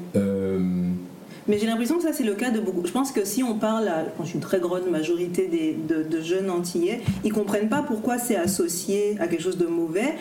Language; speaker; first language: French; native; French